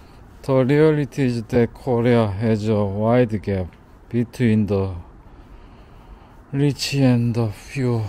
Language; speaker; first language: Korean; non-native, learner; English